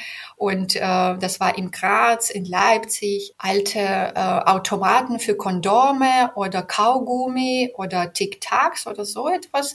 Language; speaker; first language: German; non-native, fluent; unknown